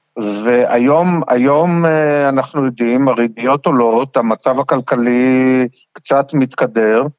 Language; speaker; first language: Hebrew; native; Hebrew